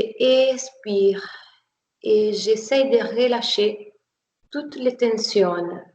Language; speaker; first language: French; non-native, fluent; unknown